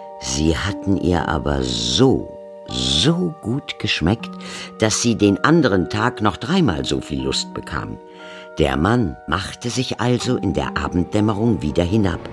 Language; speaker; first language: German; native; German